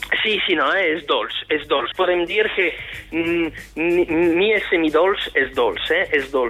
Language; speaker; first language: Catalan; non-native, fluent; French